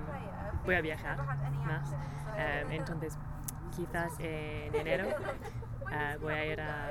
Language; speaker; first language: Spanish; non-native, learner; English